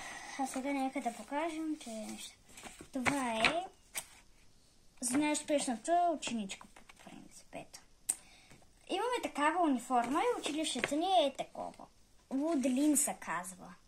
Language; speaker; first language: Bulgarian; early bilingual, heritage; Bulgarian